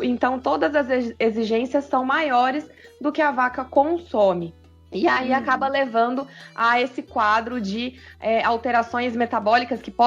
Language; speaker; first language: Portuguese; native; Portuguese